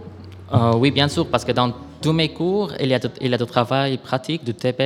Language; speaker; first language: French; non-native, learner; Arabic